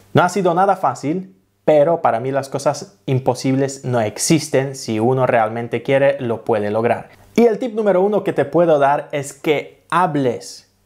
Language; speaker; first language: Spanish; non-native, fluent; Polish